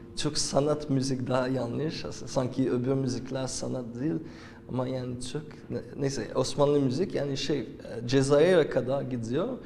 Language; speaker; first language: Turkish; non-native, fluent; French